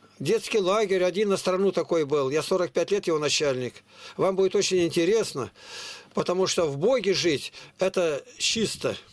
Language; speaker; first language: Russian; native; Russian